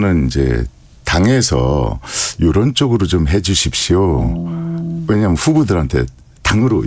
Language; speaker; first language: Korean; native; Korean